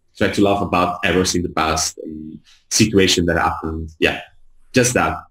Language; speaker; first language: English; non-native, fluent; Italian